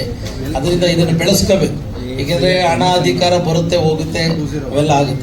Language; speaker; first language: Kannada; native; Kannada